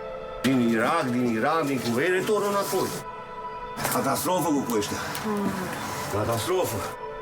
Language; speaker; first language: Italian; non-native, learner; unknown